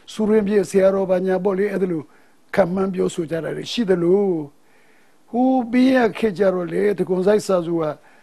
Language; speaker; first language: Burmese; native; Burmese